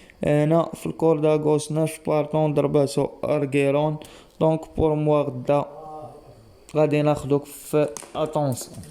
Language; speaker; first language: Arabic; native; Arabic